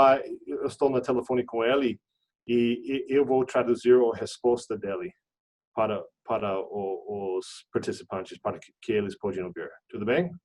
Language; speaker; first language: Portuguese; non-native, fluent; English